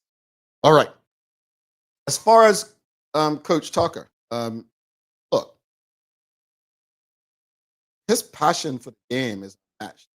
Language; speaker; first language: English; native; English